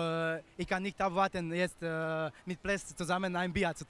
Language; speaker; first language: German; non-native, fluent; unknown